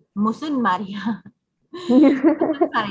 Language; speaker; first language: Korean; non-native, learner; English